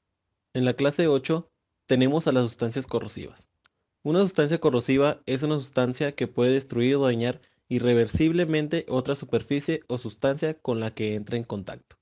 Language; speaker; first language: Spanish; native; Spanish